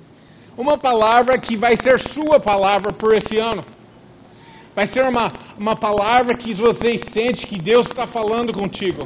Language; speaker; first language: Portuguese; non-native, fluent; English